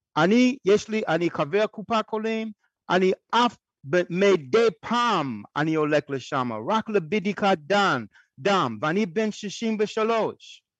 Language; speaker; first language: Hebrew; non-native, fluent; English